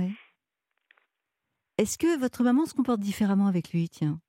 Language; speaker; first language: French; native; French